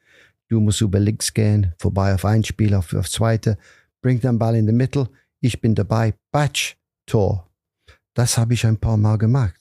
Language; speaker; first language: German; non-native, fluent; English